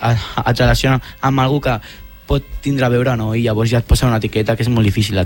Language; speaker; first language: Catalan; non-native, local second language; Spanish